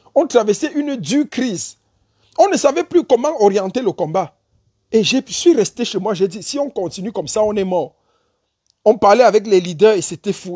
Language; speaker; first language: French; native; French